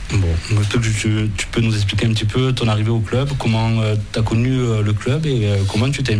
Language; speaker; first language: French; native; French